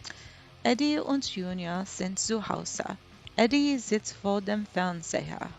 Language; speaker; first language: German; non-native, learner; English